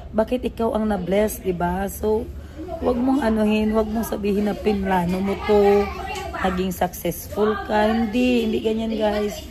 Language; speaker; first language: Filipino; non-native, local second language; Cebuano